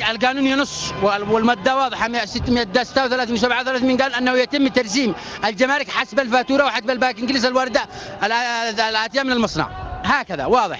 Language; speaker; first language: Arabic; native; Arabic